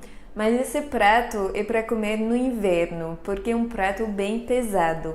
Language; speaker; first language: Portuguese; non-native, fluent; French